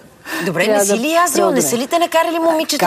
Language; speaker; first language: Bulgarian; native; Bulgarian